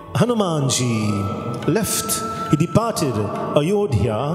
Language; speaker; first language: English; native; English